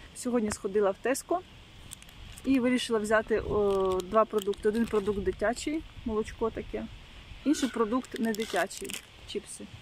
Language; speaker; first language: Ukrainian; native; Ukrainian